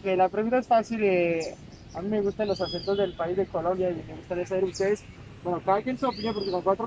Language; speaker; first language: Spanish; non-native, fluent; French